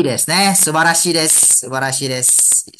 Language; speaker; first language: Japanese; non-native, fluent; Malay